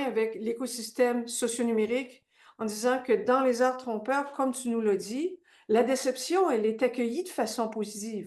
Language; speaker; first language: French; native; French